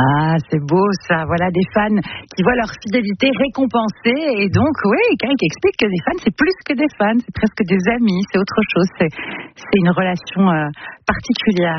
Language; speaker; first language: French; native; French